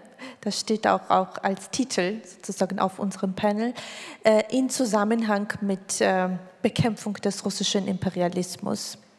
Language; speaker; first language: German; non-native, fluent; Georgian